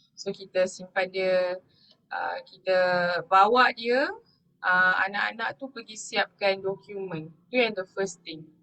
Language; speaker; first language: Malay; non-native, local second language; Tamil